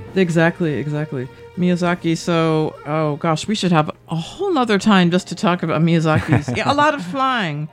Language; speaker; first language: English; native; English